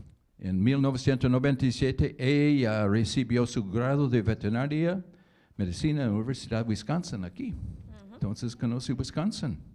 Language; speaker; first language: Spanish; non-native, learner; English